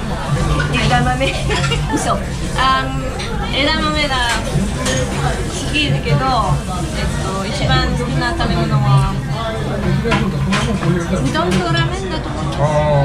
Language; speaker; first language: Japanese; non-native, learner; French